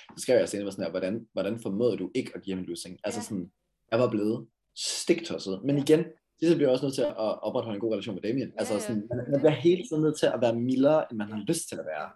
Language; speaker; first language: Danish; native; Danish